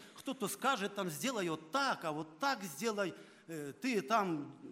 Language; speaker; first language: Russian; non-native, local second language; Ukrainian